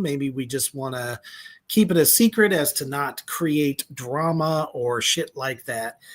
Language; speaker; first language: English; native; English